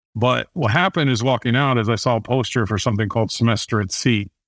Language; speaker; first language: English; native; English